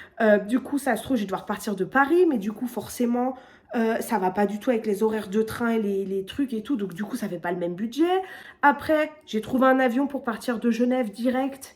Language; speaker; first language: French; native; French